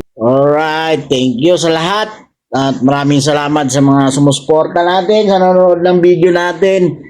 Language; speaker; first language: Filipino; native; Filipino